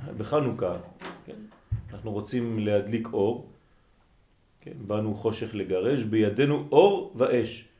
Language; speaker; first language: Hebrew; non-native, fluent; French